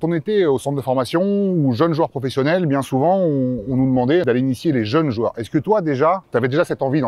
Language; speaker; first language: French; native; French